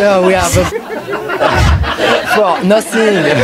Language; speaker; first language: English; non-native, learner; French